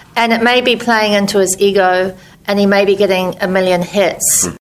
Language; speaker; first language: English; native; English